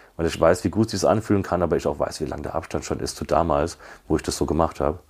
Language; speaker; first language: German; native; German